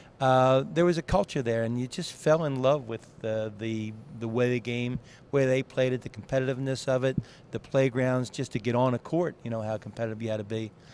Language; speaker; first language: English; native; English